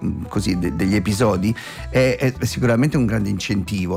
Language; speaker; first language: Italian; native; Italian